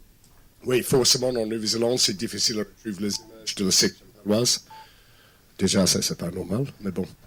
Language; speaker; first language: French; non-native, fluent; English